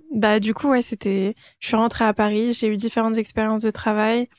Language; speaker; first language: French; native; French